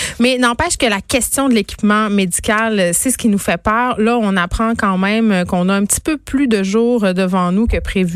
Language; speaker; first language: French; native; French